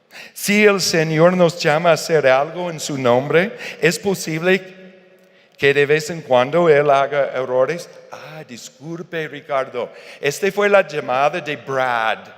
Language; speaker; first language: Spanish; non-native, fluent; English